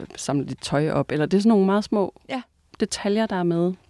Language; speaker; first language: Danish; native; Danish